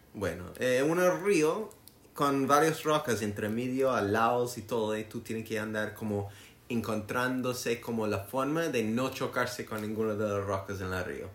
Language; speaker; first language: Spanish; non-native, learner; English